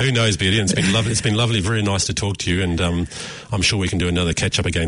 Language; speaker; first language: English; native; English